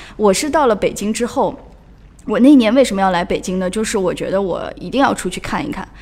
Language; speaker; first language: Chinese; native; Chinese